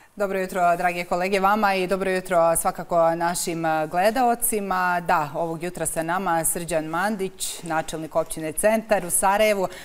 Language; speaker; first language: Croatian; native; Croatian